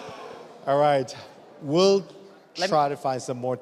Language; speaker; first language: English; non-native, fluent; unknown